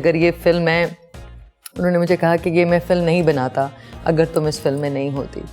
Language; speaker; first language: Urdu; non-native, local second language; Punjabi